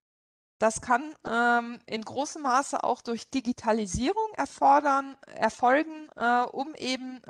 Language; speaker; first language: German; non-native, local second language; Luxembourgish